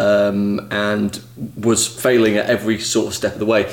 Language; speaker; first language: English; native; English